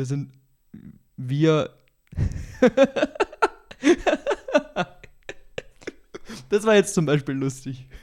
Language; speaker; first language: German; native; German